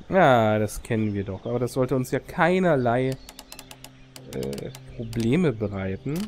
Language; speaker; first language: German; native; German